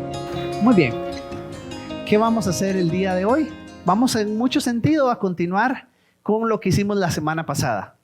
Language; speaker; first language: Spanish; native; Spanish